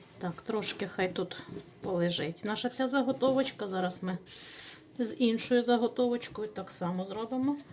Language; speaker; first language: Ukrainian; native; Ukrainian